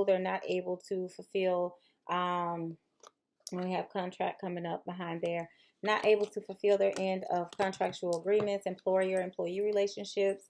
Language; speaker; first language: English; native; English